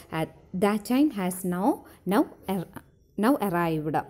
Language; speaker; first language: English; non-native, local second language; Malayalam